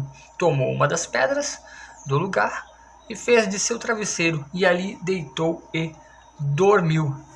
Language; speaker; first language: Portuguese; native; Portuguese